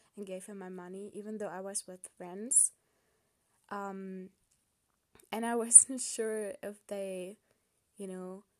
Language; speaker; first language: English; non-native, fluent; German